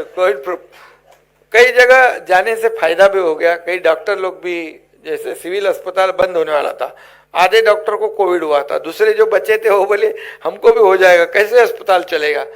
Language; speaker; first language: Hindi; non-native, local second language; Marathi